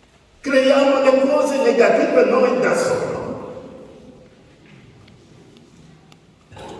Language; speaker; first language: Italian; non-native, fluent; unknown